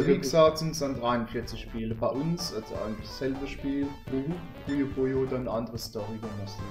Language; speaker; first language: German; native; German